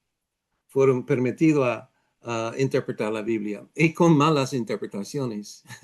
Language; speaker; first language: Spanish; non-native, fluent; Dutch